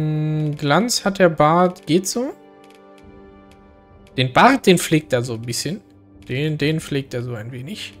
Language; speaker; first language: German; native; German